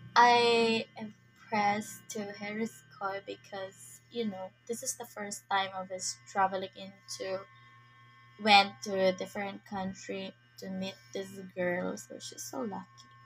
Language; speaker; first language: English; non-native, learner; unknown